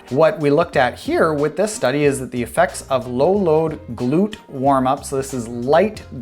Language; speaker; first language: English; native; English